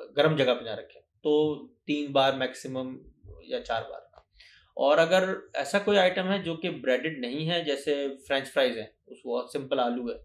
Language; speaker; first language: Urdu; native; Urdu